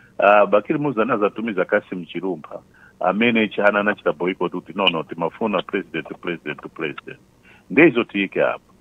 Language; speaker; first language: Nyanja; non-native, local second language; Tumbuka